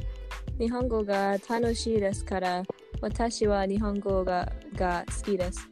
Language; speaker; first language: Japanese; non-native, learner; English